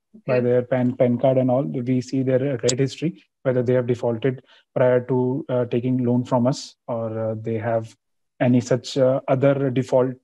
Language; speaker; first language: English; non-native, local second language; Hindi